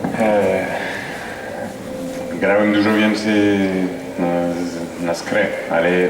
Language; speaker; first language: Polish; non-native, learner; French